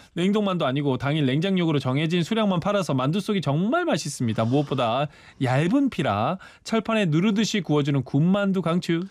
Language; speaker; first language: Korean; native; Korean